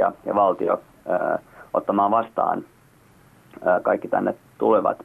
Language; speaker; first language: Finnish; native; Finnish